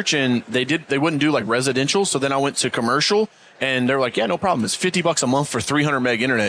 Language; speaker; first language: English; native; English